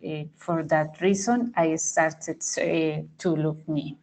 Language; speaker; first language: English; non-native, learner; Spanish